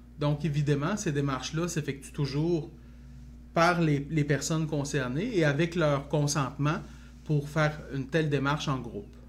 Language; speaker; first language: French; native; French